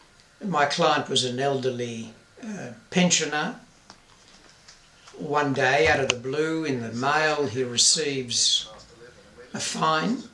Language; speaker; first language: English; native; English